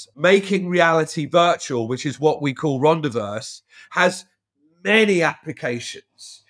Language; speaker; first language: English; native; English